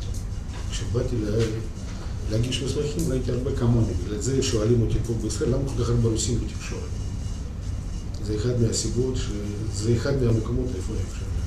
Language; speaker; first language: Hebrew; non-native, fluent; Russian